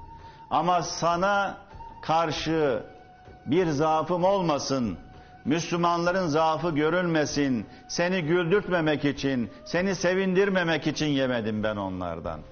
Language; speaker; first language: Turkish; native; Turkish